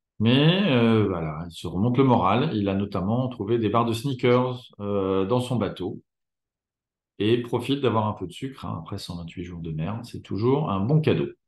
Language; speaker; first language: French; native; French